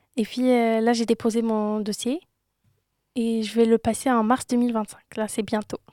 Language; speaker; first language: French; non-native, local second language; Arabic